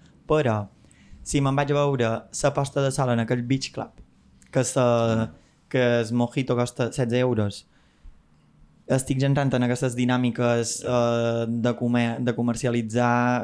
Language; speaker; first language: Catalan; native; Catalan